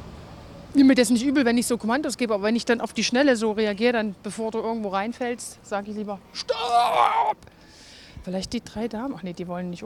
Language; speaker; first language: German; native; German